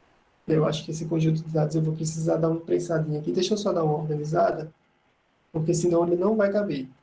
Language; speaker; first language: Portuguese; native; Portuguese